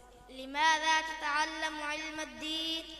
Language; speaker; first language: Arabic; non-native, learner; Urdu